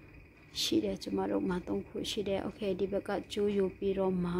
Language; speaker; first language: Burmese; non-native, local second language; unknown